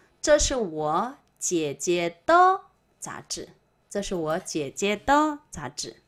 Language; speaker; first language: Chinese; non-native, fluent; Korean